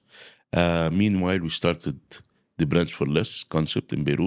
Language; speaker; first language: English; non-native, local second language; Arabic